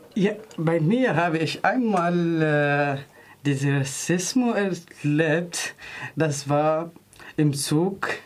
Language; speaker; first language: German; non-native, fluent; Arabic